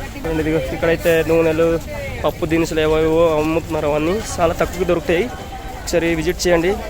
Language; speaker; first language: Telugu; non-native, local second language; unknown